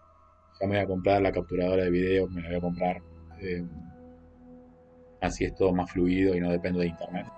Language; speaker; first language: Spanish; native; Spanish